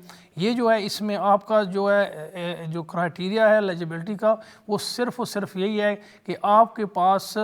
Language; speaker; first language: Urdu; native; Urdu